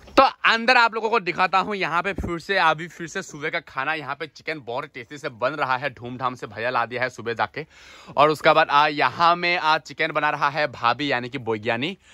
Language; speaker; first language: Hindi; non-native, local second language; Assamese